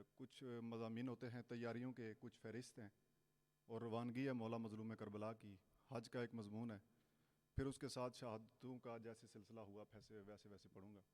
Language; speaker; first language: Urdu; non-native, local second language; Saraiki